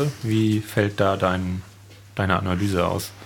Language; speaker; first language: German; native; German